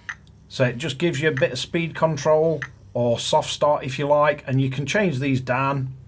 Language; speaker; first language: English; native; English